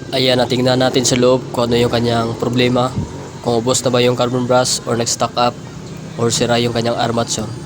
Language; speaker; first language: Filipino; non-native, local second language; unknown